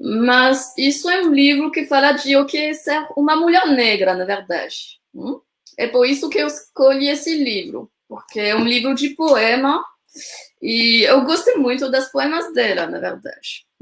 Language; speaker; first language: Portuguese; non-native, fluent; French